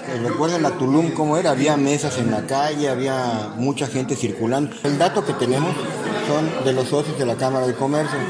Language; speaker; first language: Spanish; native; Spanish